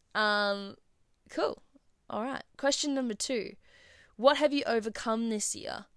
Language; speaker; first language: English; native; English